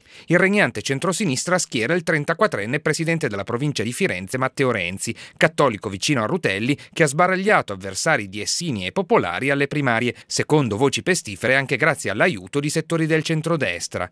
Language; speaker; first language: Italian; native; Italian